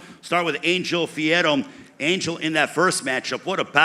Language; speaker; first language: English; native; English